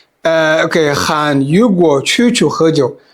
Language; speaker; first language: Chinese; non-native, fluent; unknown